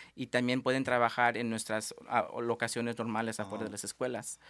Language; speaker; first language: Spanish; early bilingual, heritage; Spanish